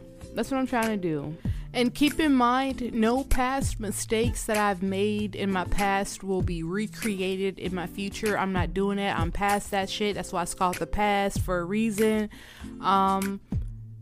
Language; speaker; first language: English; native; English